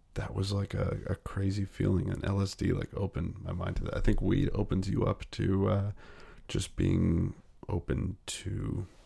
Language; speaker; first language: English; native; English